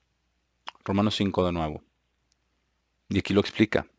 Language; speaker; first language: Spanish; native; Spanish